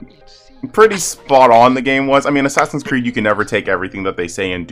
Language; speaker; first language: English; native; English